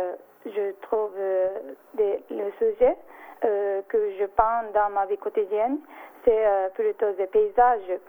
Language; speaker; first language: French; non-native, learner; Japanese